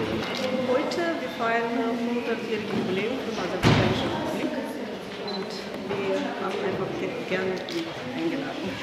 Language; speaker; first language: German; non-native, learner; Azerbaijani